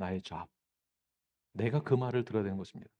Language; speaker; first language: Korean; native; Korean